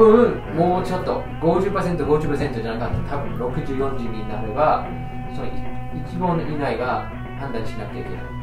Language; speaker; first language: Japanese; non-native, fluent; English